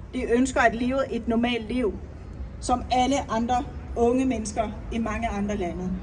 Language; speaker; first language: Danish; non-native, fluent; Persian